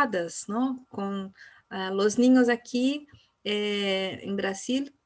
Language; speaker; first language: Portuguese; non-native, learner; Spanish